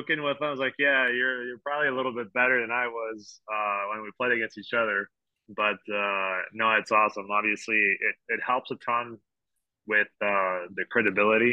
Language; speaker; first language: English; non-native, fluent; French